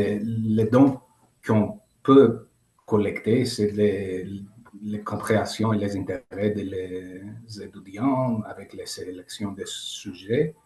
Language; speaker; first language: French; non-native, learner; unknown